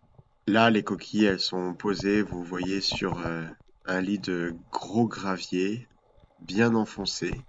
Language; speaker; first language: French; native; French